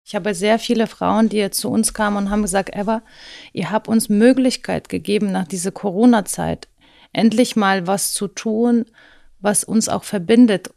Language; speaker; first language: German; non-native, fluent; Ukrainian